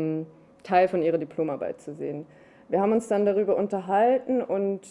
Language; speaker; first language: German; native; German